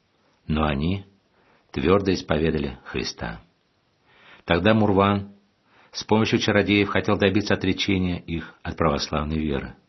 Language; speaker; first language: Russian; native; Russian